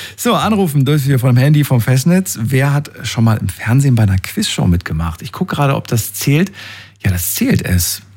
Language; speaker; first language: German; native; German